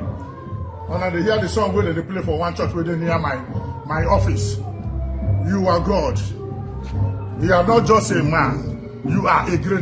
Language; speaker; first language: Nigerian Pidgin; non-native, local second language; Igbo